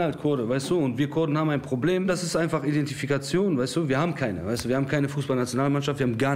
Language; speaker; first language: German; early bilingual, other home language; Kurdish